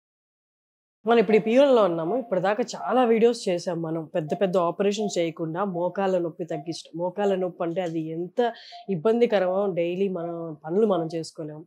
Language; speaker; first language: Telugu; native; Telugu